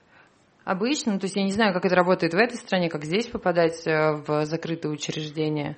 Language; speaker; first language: Russian; native; Russian